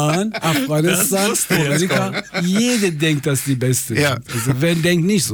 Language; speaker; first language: German; non-native, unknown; Persian